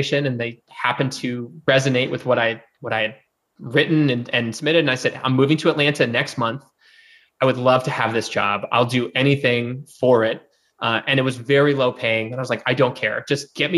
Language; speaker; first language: English; native; English